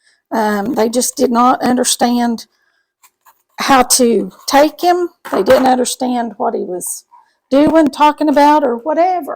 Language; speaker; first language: English; native; English